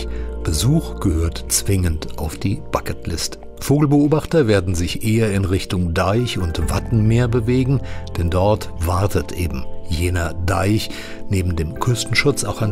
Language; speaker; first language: German; native; German